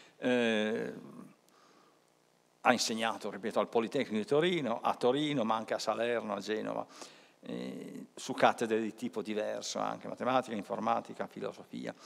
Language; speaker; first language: Italian; native; Italian